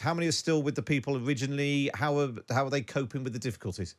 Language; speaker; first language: English; native; English